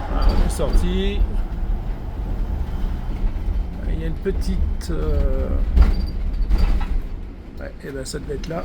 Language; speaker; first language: French; native; French